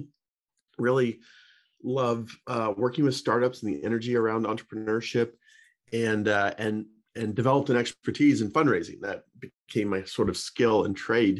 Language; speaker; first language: English; native; English